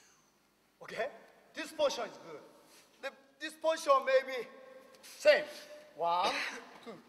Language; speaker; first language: English; non-native, learner; Japanese